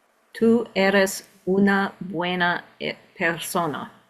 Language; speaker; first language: Spanish; non-native, learner; English